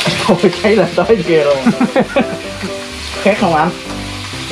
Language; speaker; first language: Vietnamese; native; Vietnamese